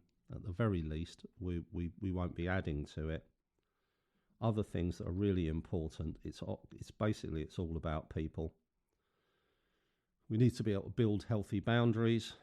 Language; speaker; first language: English; native; English